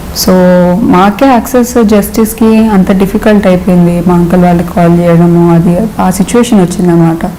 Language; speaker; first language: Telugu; non-native, local second language; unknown